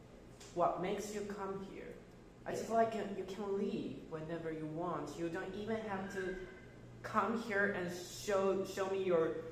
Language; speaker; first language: English; non-native, fluent; Chinese